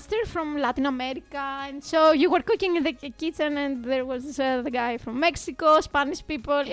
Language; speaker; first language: English; non-native, fluent; Greek